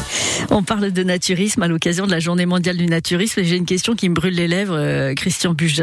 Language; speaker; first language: French; native; French